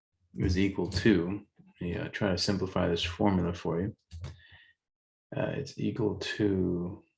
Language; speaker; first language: English; native; English